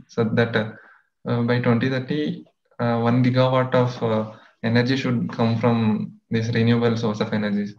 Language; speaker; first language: English; non-native, local second language; Telugu